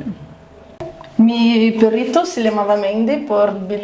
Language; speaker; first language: Spanish; non-native, learner; Portuguese